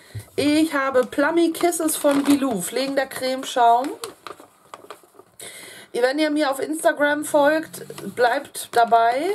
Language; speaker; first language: German; native; German